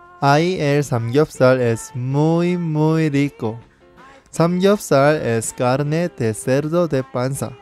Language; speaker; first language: Spanish; non-native, learner; Korean